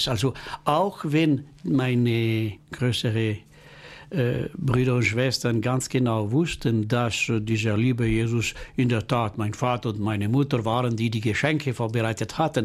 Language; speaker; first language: German; non-native, local second language; French